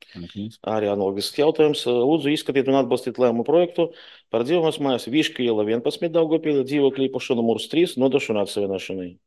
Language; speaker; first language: Latvian; non-native, local second language; Russian